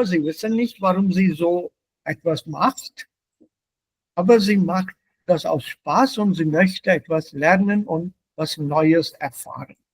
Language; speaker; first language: German; non-native, fluent; Hindi